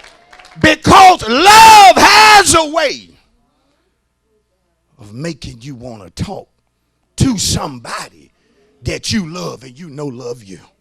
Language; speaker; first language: English; native; English